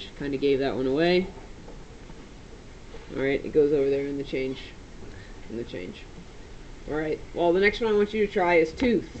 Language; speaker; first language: English; native; English